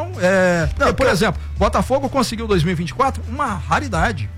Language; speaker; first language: Portuguese; native; Portuguese